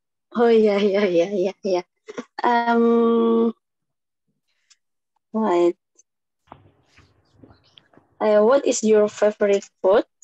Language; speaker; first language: English; non-native, learner; Indonesian